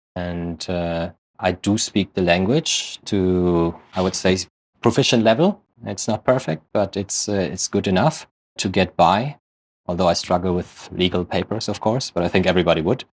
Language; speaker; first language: English; non-native, fluent; German